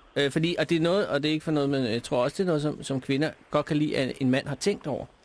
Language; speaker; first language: Danish; native; Danish